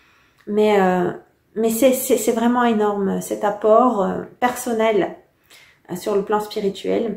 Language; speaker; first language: French; native; French